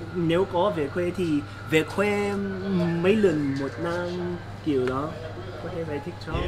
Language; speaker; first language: Vietnamese; non-native, learner; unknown